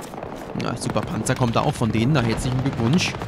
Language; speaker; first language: German; native; German